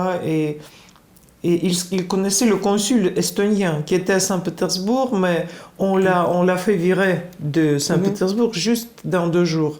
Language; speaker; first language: French; non-native, fluent; Russian